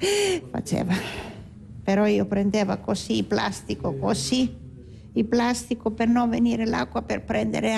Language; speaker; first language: Italian; non-native, learner; Greek